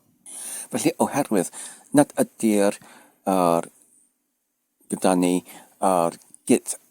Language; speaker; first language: Welsh; non-native, fluent; English